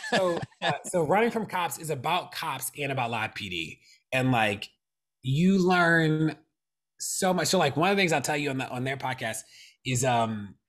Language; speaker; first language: English; native; English